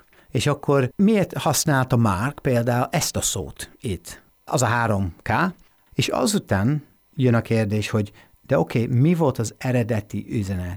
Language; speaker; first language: Hungarian; non-native, fluent; English